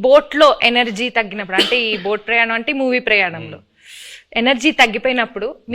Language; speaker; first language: Telugu; native; Telugu